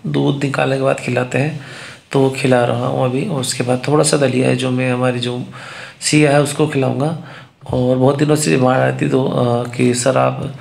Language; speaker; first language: Hindi; native; Hindi